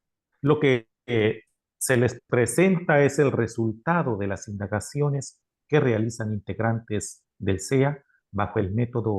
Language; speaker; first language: Spanish; native; Spanish